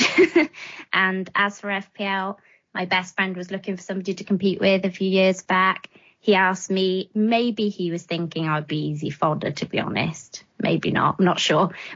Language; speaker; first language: English; native; English